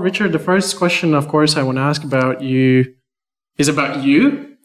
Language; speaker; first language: English; non-native, fluent; Latvian